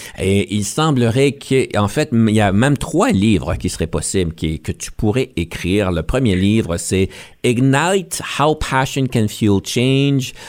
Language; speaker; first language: French; native; French